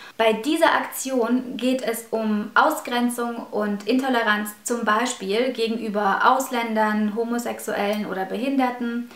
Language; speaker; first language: German; early bilingual, other home language; Russian